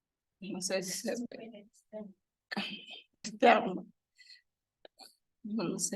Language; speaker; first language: Spanish; native; Spanish